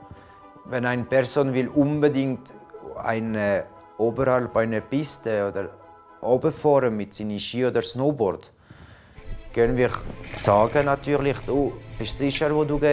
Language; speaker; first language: German; non-native, local second language; French